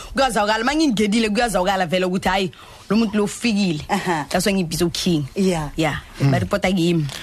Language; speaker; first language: Zulu; non-native, local second language; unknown